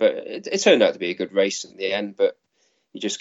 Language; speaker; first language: English; native; English